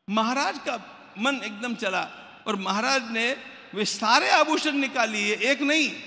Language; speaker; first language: Hindi; non-native, local second language; Marathi